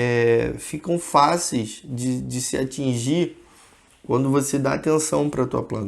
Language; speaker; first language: Portuguese; native; Portuguese